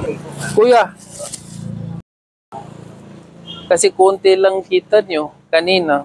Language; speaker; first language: Filipino; non-native, fluent; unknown